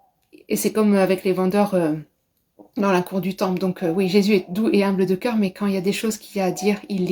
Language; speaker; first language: French; native; French